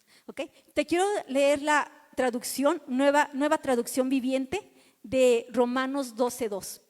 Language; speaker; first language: Spanish; native; Spanish